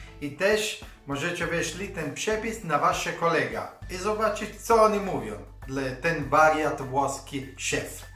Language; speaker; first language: Polish; non-native, learner; Italian